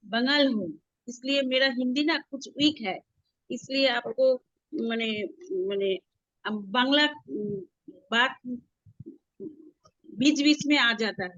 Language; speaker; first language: Hindi; non-native, local second language; Bangla